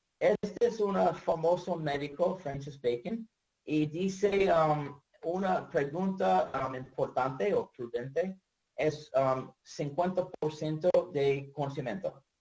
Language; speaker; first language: Spanish; non-native, learner; English